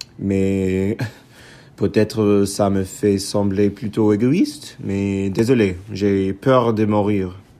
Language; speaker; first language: French; non-native, learner; English